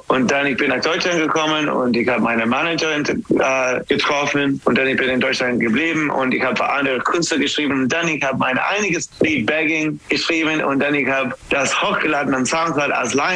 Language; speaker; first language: German; non-native, learner; English